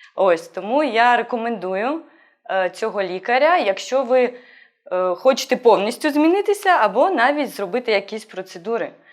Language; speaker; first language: Ukrainian; native; Ukrainian